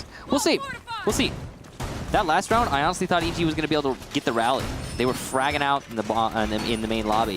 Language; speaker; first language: English; native; English